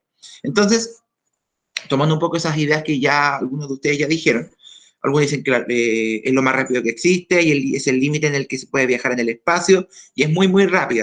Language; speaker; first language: Spanish; native; Spanish